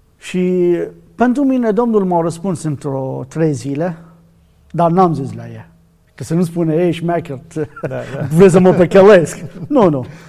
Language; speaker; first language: Romanian; non-native, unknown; Arabic